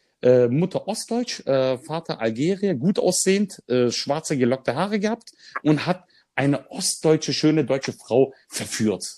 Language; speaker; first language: German; early bilingual, other home language; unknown